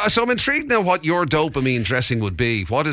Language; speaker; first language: English; native; English